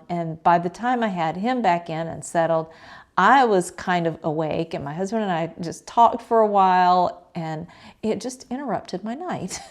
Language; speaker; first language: English; native; English